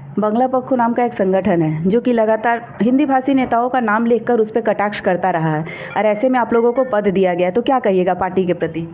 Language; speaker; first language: Hindi; native; Hindi